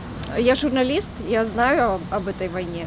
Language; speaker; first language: Russian; native; Russian